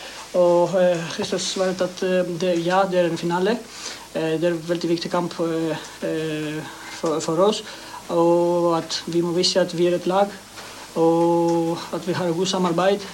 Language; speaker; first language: Norwegian; non-native, learner; Greek